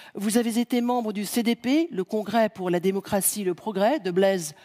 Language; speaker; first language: French; native; French